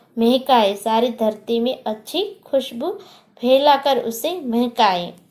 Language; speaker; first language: Hindi; non-native, local second language; Gujarati